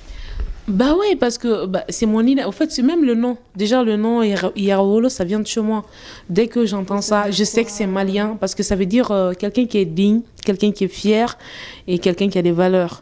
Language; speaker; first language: French; non-native, local second language; Bambara